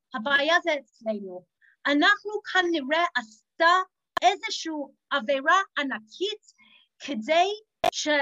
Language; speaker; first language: Hebrew; non-native, fluent; English